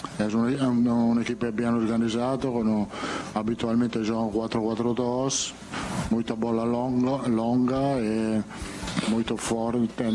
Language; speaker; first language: Portuguese; non-native, fluent; Italian